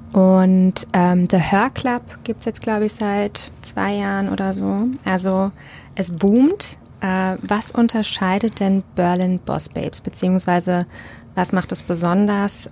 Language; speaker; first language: German; native; German